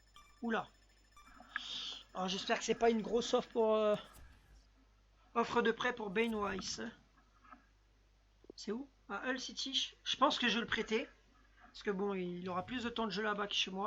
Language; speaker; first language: French; native; French